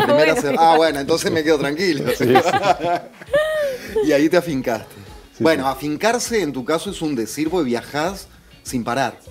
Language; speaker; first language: Spanish; native; Spanish